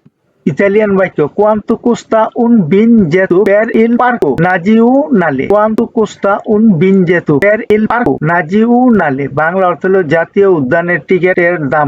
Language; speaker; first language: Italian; non-native, fluent; Bangla